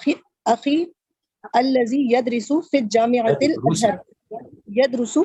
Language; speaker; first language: Arabic; non-native, learner; Urdu